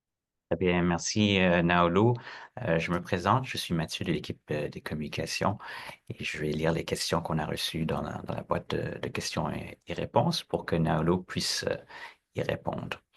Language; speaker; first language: French; native; French